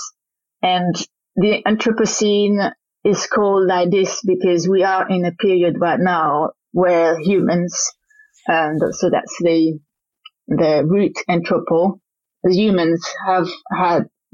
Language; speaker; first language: English; non-native, fluent; French